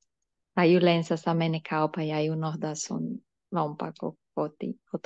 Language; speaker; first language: Finnish; non-native, learner; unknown